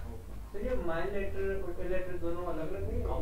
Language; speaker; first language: Hindi; native; Hindi